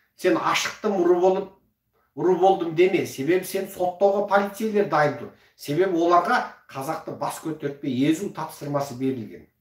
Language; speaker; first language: Kazakh; early bilingual, heritage; Kazakh